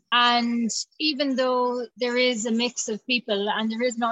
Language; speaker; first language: English; native; English